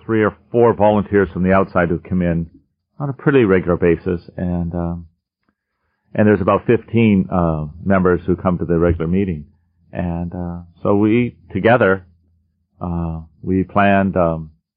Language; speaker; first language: English; native; English